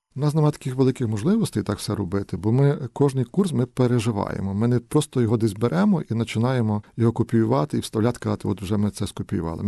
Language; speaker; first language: Ukrainian; native; Ukrainian